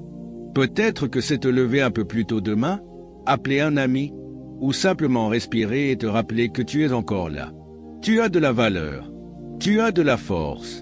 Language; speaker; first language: French; native; French